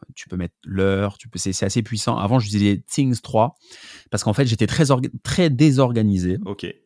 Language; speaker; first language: French; native; French